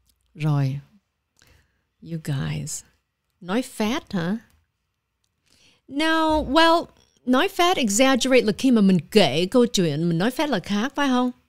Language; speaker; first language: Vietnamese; early bilingual, heritage; Vietnamese